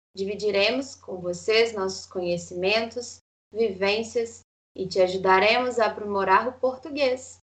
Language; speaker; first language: Portuguese; native; Portuguese